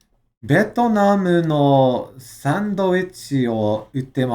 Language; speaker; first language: Japanese; non-native, learner; English